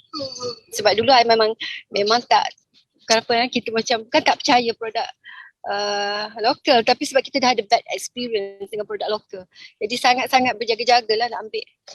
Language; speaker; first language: Malay; native; Malay